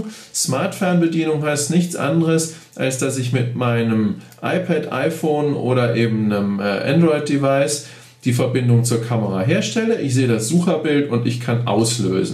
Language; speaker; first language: German; native; German